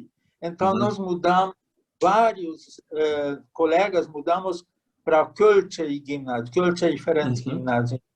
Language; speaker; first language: Portuguese; non-native, fluent; Hungarian